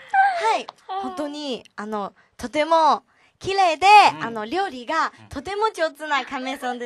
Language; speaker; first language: Japanese; non-native, learner; Chinese